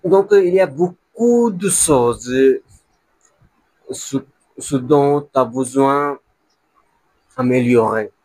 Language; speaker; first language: French; non-native, learner; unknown